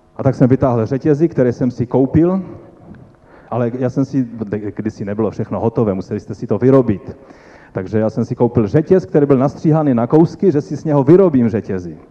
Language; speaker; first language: Czech; non-native, local second language; Polish